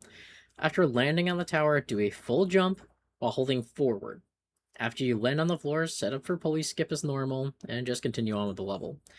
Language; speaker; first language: English; native; English